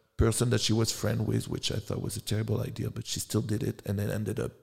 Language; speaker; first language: English; non-native, fluent; French